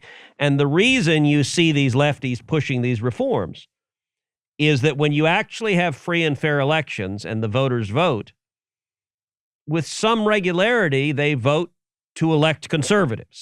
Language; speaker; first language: English; native; English